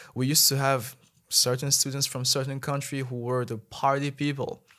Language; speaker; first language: English; non-native, fluent; Malagasy